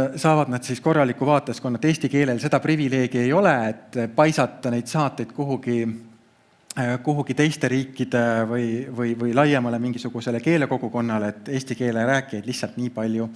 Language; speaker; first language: Estonian; native; Estonian